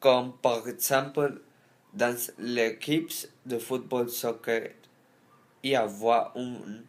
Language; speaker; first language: French; non-native, learner; Spanish